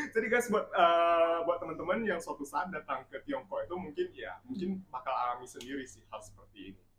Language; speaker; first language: Indonesian; native; Indonesian